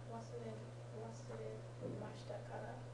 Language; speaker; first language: Japanese; non-native, learner; English